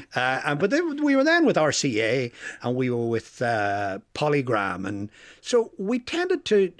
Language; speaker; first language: English; native; English